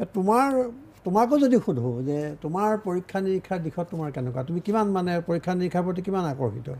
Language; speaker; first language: Assamese; native; Assamese